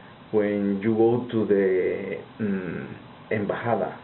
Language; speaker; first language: English; non-native, learner; Spanish